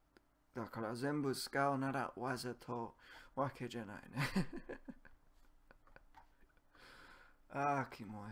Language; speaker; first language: Japanese; non-native, learner; English